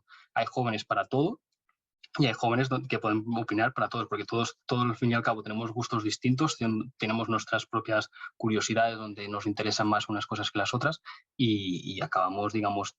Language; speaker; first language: Spanish; native; Spanish